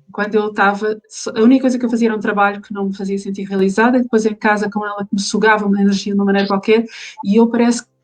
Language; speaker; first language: Portuguese; native; Portuguese